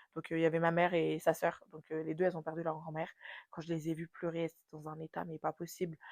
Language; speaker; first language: French; native; French